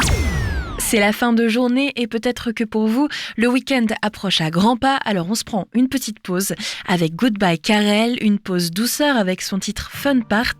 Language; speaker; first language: French; native; French